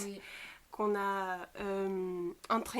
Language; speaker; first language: French; non-native, fluent; Bulgarian